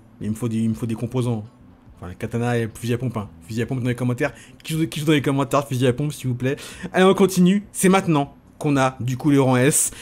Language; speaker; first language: French; native; French